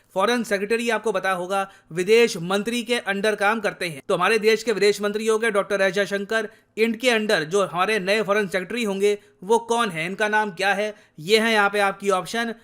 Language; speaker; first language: Hindi; native; Hindi